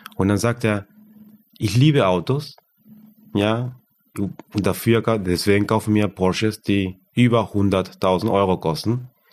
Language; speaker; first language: German; non-native, fluent; Spanish